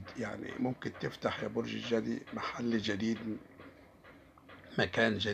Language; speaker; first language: Arabic; native; Arabic